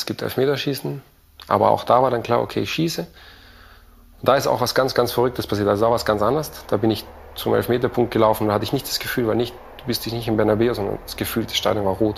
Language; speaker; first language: German; native; German